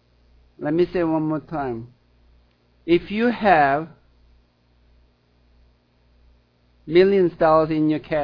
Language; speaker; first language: English; non-native, fluent; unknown